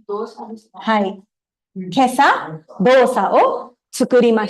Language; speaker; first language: Japanese; non-native, fluent; Tamil